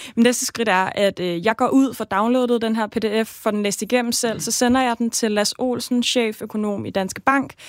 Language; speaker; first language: Danish; native; Danish